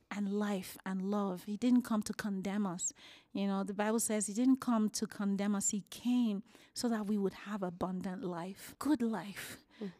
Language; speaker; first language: English; non-native, local second language; Yoruba